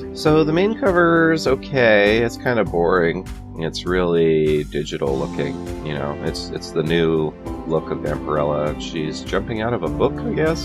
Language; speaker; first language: English; native; English